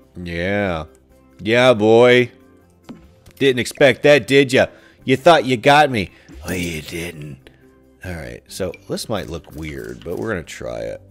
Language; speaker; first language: English; native; English